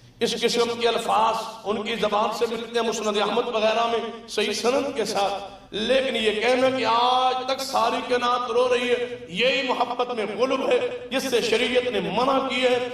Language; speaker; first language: Urdu; non-native, local second language; Punjabi